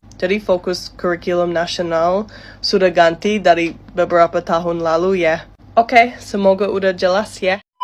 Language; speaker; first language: Indonesian; non-native, fluent; English